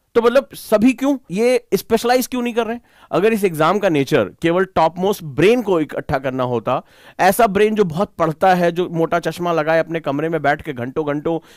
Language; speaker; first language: Hindi; native; Hindi